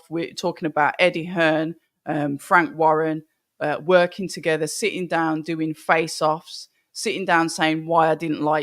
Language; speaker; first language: English; native; English